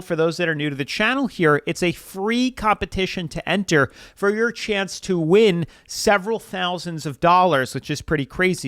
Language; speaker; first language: English; native; English